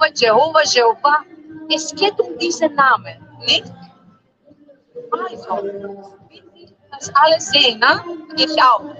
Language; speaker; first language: German; non-native, fluent; Greek